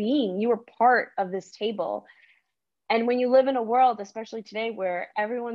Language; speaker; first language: English; early bilingual, other home language; Spanish